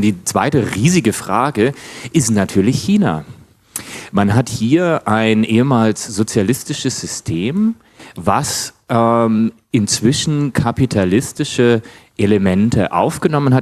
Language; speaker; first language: German; native; German